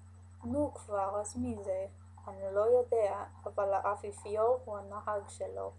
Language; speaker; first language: Hebrew; non-native, learner; English